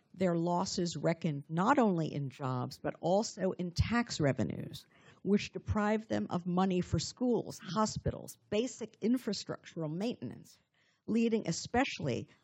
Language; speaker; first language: English; native; English